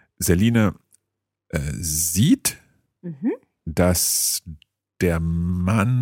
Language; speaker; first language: German; non-native, learner; English